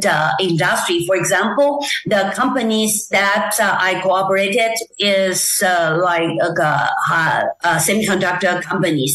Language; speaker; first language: English; non-native, fluent; Chinese